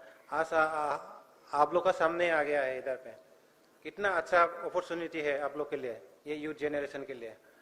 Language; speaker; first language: Hindi; non-native, local second language; Bodo